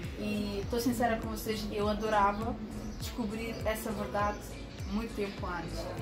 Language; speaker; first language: Portuguese; non-native, fluent; Ukrainian